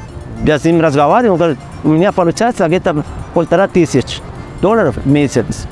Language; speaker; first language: Russian; non-native, fluent; Spanish